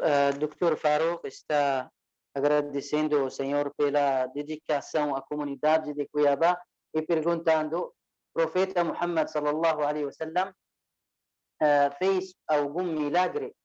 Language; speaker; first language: Portuguese; non-native, fluent; Arabic